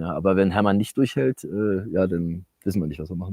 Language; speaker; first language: German; native; German